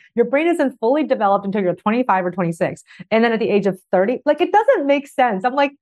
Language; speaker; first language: English; early bilingual, other home language; Chinese